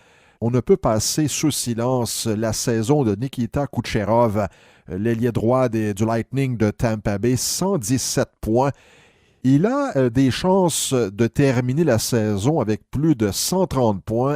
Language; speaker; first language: French; native; French